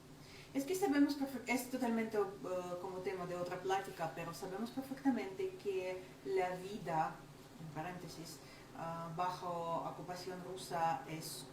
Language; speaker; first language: Spanish; non-native, fluent; Ukrainian